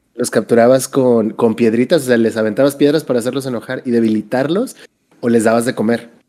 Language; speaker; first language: Spanish; native; Spanish